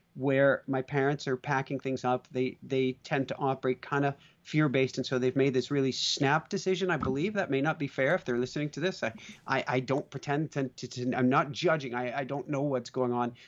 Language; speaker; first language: English; native; English